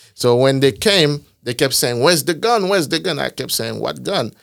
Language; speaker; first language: English; non-native, fluent; Haitian Creole